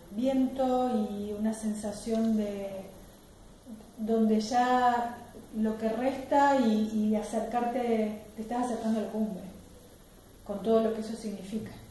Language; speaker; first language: Spanish; native; Spanish